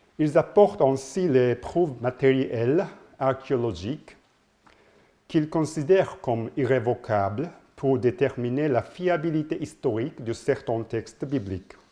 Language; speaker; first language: French; non-native, learner; Japanese